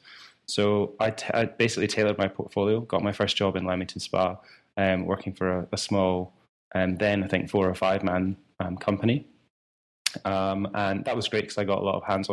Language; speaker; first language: English; native; English